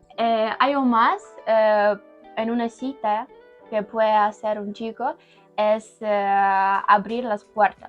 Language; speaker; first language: Spanish; non-native, learner; Ukrainian